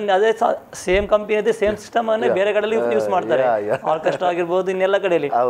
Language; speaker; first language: Kannada; native; Kannada